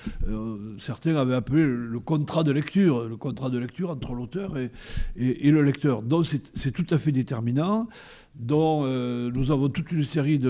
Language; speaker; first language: French; native; French